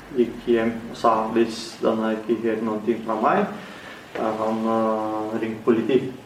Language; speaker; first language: Norwegian; non-native, learner; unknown